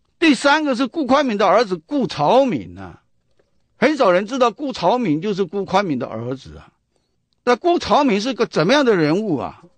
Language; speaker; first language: Chinese; non-native, local second language; Min Nan Chinese